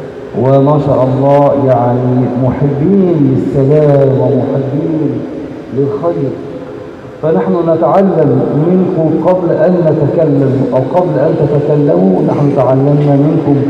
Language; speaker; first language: Arabic; native; Arabic